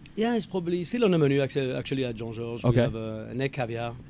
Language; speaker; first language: English; non-native, fluent; French